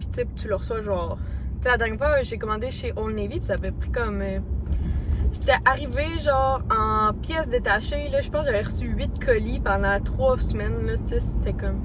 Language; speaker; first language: French; native; French